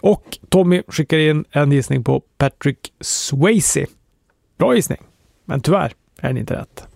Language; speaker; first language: Swedish; native; Swedish